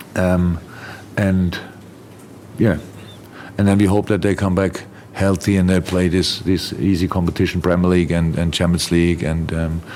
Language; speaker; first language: English; non-native, fluent; German